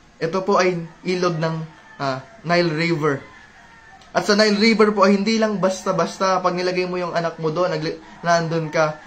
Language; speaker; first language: Filipino; native; Filipino